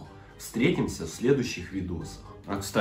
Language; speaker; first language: Russian; native; Russian